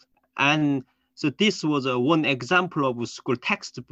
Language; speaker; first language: English; non-native, fluent; Korean